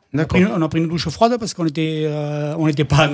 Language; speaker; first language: French; native; French